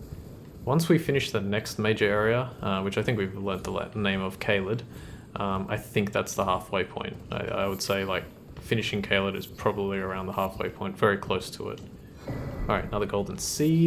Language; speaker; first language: English; native; English